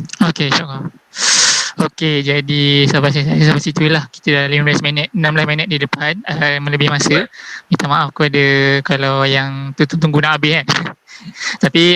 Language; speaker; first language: Malay; native; Malay